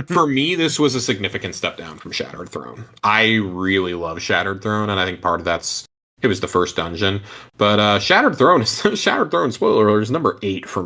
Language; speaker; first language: English; native; English